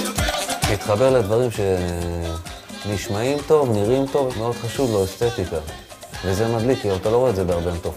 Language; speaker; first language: Hebrew; native; Hebrew